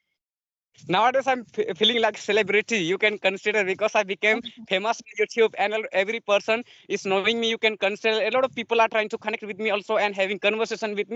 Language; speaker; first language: English; non-native, learner; Santali